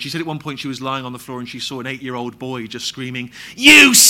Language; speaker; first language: English; native; English